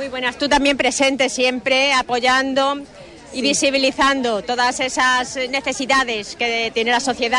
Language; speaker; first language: Spanish; native; Spanish